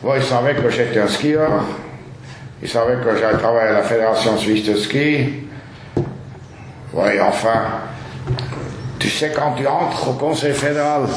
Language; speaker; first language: French; non-native, local second language; German